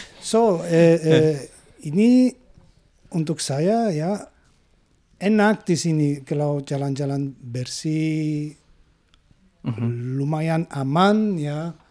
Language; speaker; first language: Indonesian; non-native, learner; German